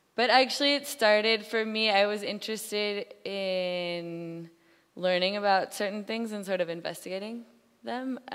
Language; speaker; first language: English; native; English